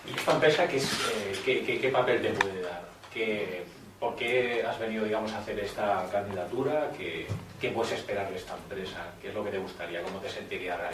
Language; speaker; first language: Spanish; native; Spanish